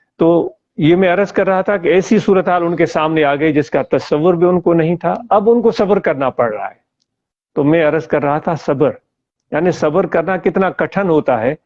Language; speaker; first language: Urdu; non-native, local second language; Sindhi